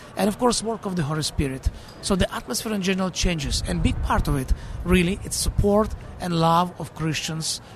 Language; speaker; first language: English; non-native, fluent; Russian